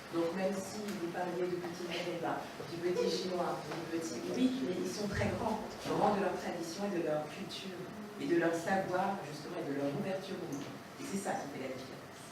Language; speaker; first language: French; early bilingual, other home language; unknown